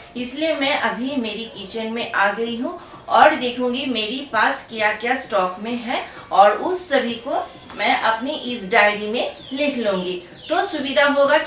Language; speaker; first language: Hindi; non-native, local second language; Bangla